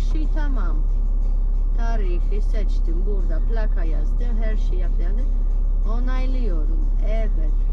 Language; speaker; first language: Turkish; non-native, fluent; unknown